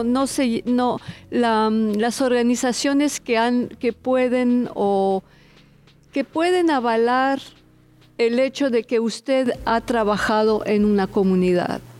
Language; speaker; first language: Spanish; early bilingual, heritage; Spanish